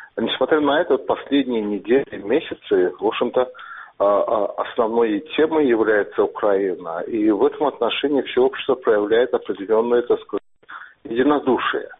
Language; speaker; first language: Russian; non-native, local second language; Azerbaijani